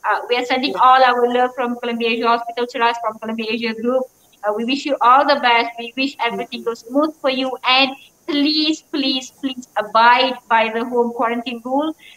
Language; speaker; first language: English; non-native, local second language; Malay